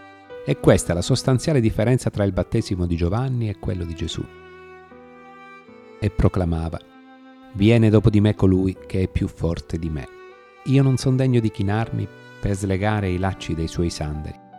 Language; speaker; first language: Italian; native; Italian